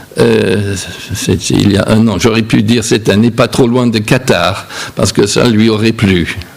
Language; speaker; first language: French; non-native, fluent; English